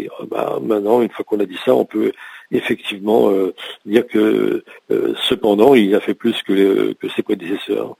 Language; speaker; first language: French; native; French